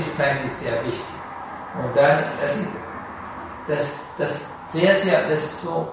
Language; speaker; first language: German; non-native, learner; Sinhala